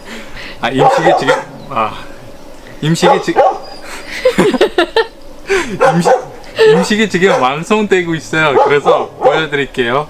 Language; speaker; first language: Korean; non-native, learner; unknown